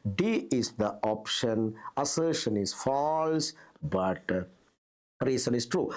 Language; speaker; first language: English; non-native, local second language; Malayalam